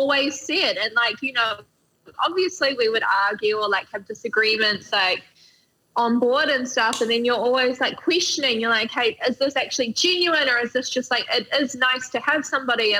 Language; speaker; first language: English; native; English